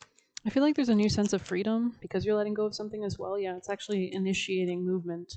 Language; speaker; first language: English; native; English